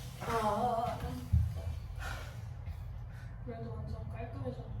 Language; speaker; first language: Korean; non-native, fluent; Japanese